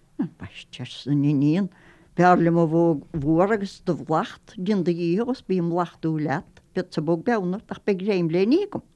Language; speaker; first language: Irish; native; Irish